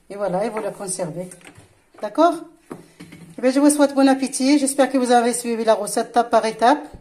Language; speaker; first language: French; non-native, local second language; Arabic